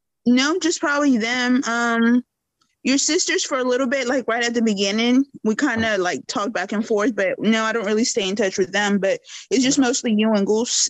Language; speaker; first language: English; early bilingual, other home language; Spanish